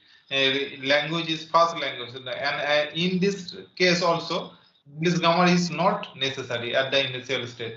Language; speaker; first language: English; non-native, learner; Bangla